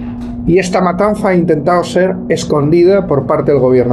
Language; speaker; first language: Spanish; native; Spanish